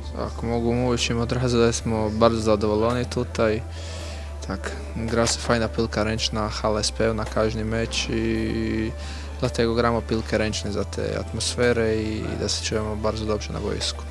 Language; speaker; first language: Polish; non-native, learner; Croatian